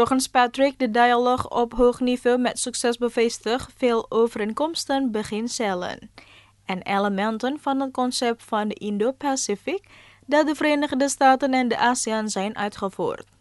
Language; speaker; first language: Dutch; non-native, fluent; Indonesian